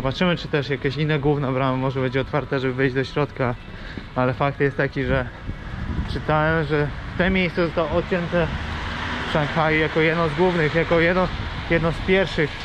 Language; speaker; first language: Polish; native; Polish